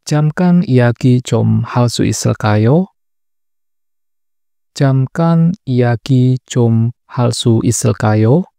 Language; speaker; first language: Korean; non-native, learner; Indonesian